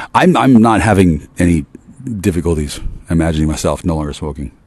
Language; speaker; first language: English; native; English